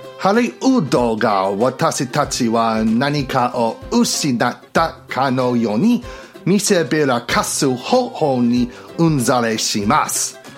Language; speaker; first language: Japanese; non-native, learner; English